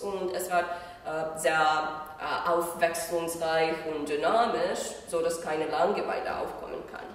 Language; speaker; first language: German; non-native, fluent; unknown